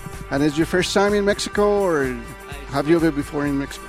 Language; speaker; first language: English; non-native, learner; Spanish